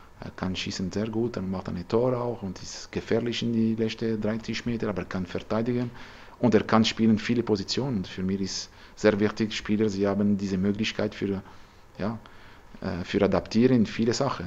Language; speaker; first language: German; non-native, learner; French